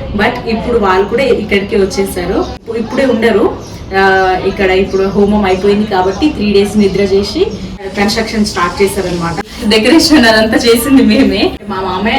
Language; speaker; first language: Telugu; non-native, local second language; Lambadi